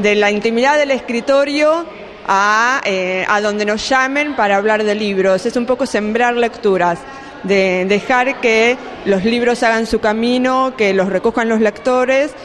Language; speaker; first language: Spanish; native; Spanish